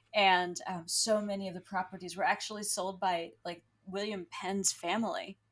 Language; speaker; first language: English; early bilingual, other home language; Spanish